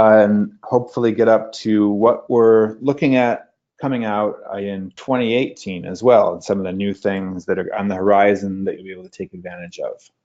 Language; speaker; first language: English; native; English